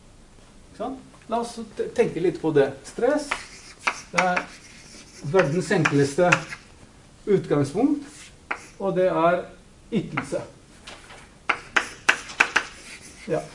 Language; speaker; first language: Norwegian; non-native, fluent; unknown